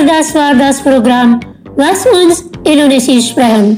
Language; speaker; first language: German; non-native, learner; Indonesian